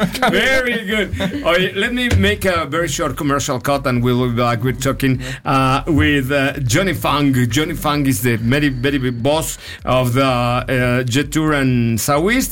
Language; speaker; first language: English; non-native, learner; Spanish